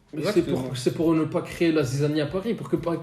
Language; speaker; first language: French; native; French